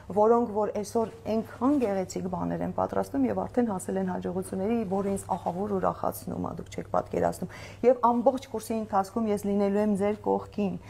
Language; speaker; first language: Armenian; native; Armenian